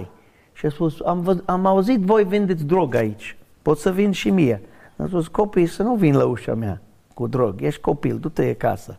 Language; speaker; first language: Romanian; non-native, learner; English